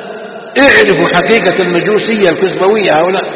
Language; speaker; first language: Arabic; native; Arabic